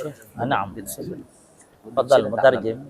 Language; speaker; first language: Arabic; non-native, fluent; Madurese